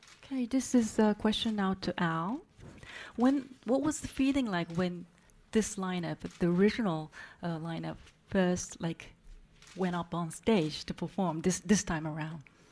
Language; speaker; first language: English; non-native, fluent; Japanese